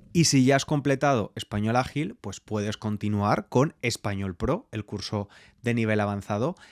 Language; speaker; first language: Spanish; native; Spanish